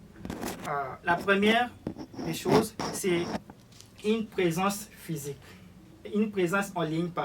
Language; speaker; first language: French; non-native, local second language; Lingala